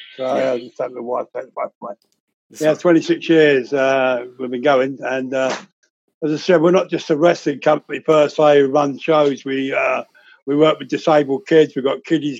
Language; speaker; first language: English; native; English